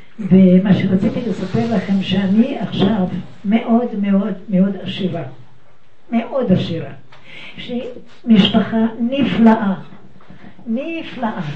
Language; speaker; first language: Hebrew; non-native, fluent; Yiddish